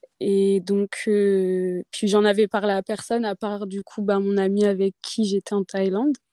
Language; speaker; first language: French; native; French